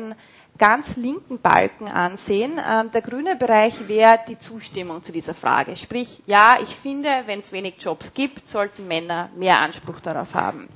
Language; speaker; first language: German; native; German